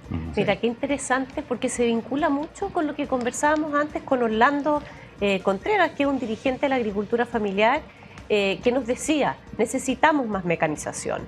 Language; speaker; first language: Spanish; native; Spanish